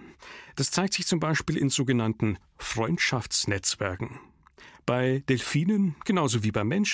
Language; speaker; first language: German; native; German